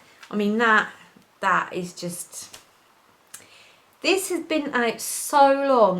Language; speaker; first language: English; native; English